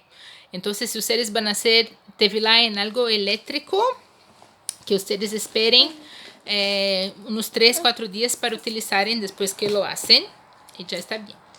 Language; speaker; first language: Spanish; non-native, fluent; Portuguese